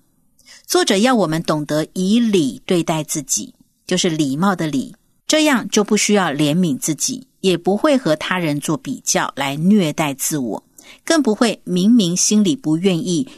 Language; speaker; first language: Chinese; native; Chinese